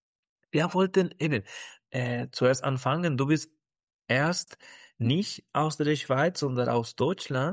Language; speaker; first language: German; non-native, fluent; Spanish